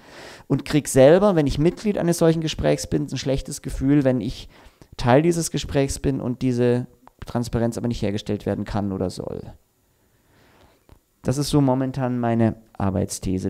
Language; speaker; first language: German; native; German